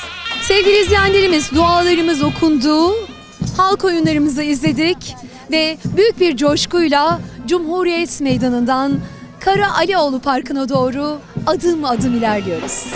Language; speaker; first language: Turkish; native; Turkish